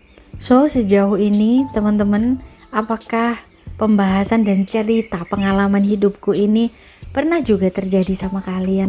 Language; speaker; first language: Indonesian; native; Indonesian